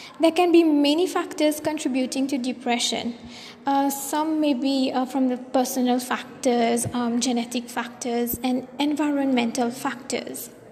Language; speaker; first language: English; non-native, local second language; Morisyen